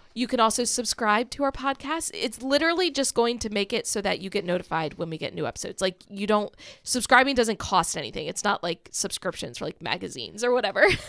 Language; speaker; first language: English; native; English